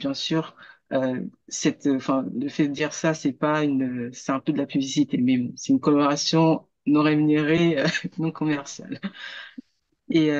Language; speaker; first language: French; native; French